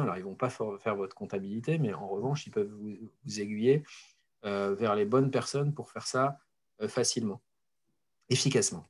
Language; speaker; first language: French; native; French